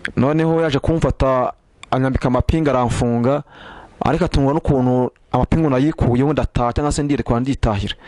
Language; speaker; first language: Kinyarwanda; native; Kinyarwanda